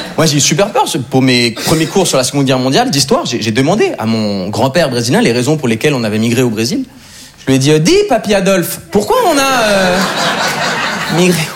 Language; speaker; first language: French; native; French